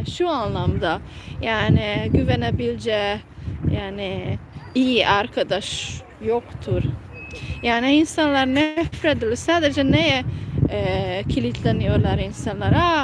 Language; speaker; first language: Turkish; non-native, fluent; Hungarian